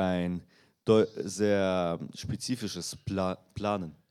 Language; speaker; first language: German; non-native, fluent; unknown